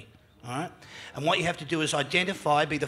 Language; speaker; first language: English; native; English